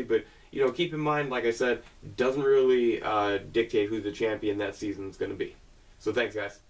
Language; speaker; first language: English; native; English